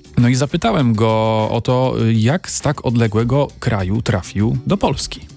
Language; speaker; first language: Polish; native; Polish